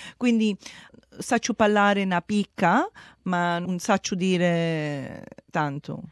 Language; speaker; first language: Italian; early bilingual, heritage; Italian